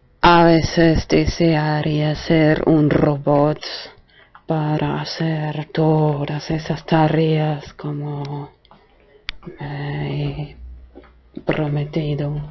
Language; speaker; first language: Spanish; non-native, fluent; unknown